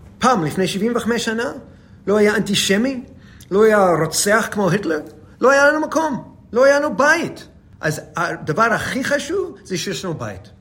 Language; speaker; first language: Hebrew; non-native, fluent; English